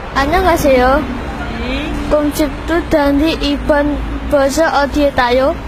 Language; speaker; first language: Korean; non-native, learner; Indonesian